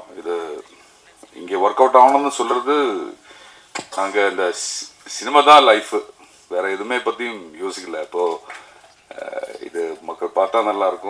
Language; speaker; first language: Tamil; non-native, learner; Malayalam